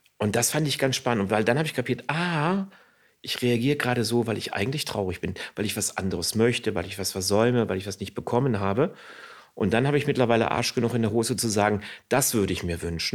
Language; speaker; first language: German; native; German